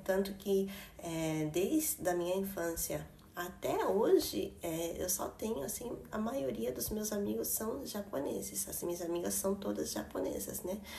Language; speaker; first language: Portuguese; early bilingual, heritage; Portuguese